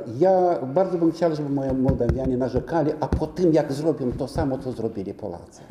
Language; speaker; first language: Polish; non-native, fluent; Romanian